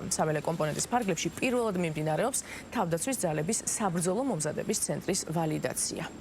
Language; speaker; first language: Georgian; native; Georgian